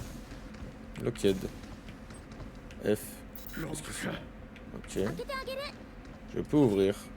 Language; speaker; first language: French; native; French